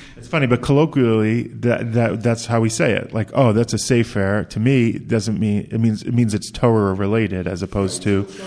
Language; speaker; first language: English; native; English